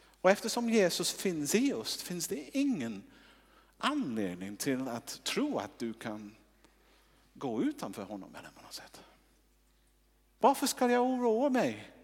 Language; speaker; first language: Swedish; non-native, fluent; English